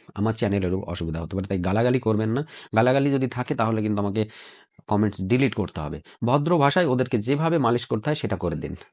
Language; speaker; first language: Bangla; native; Bangla